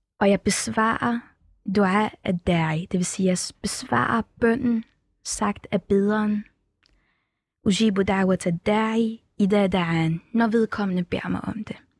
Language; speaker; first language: Danish; early bilingual, other home language; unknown